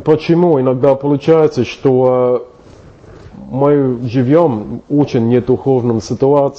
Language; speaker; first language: Russian; non-native, fluent; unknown